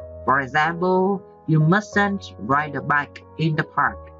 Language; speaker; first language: English; non-native, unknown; Vietnamese